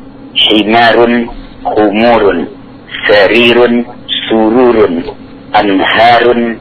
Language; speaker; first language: Arabic; non-native, learner; Indonesian